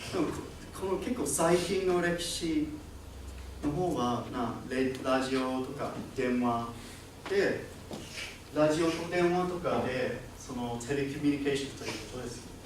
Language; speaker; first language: Japanese; non-native, learner; English